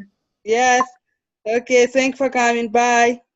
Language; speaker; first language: English; non-native, fluent; Russian